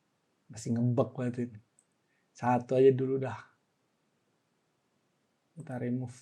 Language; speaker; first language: Indonesian; native; Indonesian